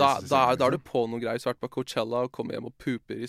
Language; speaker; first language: Norwegian; native; Norwegian